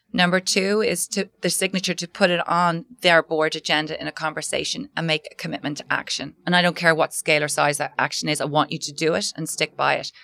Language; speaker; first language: English; native; English